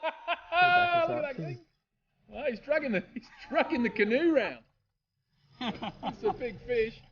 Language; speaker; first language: English; native; English